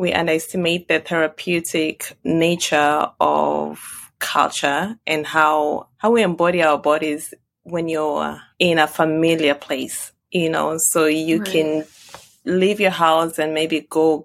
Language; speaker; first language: English; non-native, local second language; Swahili